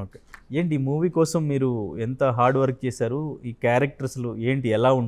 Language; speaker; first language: Telugu; native; Telugu